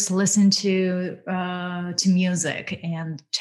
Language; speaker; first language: English; non-native, fluent; Ukrainian